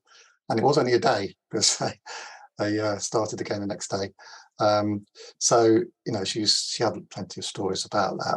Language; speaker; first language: English; native; English